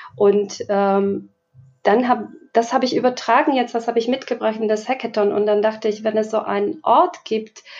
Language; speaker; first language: German; non-native, fluent; Slovak